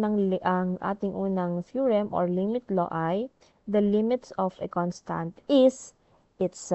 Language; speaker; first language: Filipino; native; Filipino